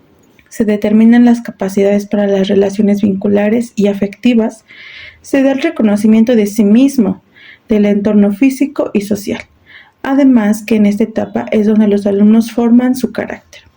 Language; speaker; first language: Spanish; native; Spanish